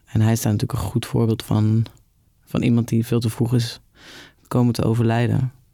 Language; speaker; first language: Dutch; native; Dutch